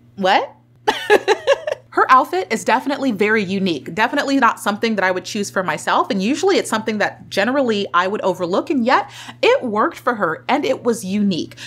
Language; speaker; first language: English; native; English